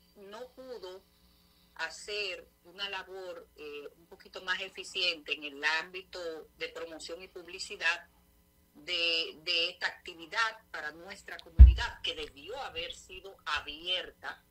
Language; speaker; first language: Spanish; native; Spanish